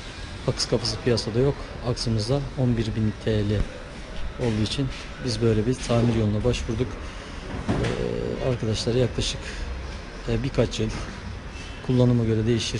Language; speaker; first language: Turkish; native; Turkish